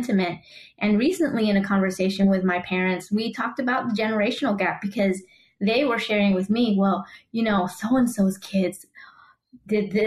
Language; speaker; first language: English; native; English